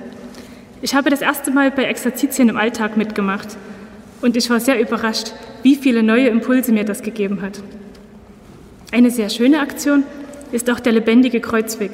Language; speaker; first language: German; native; German